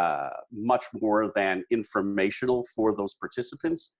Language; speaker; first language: English; native; English